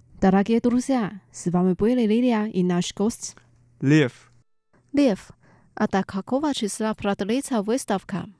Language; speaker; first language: Russian; non-native, learner; Chinese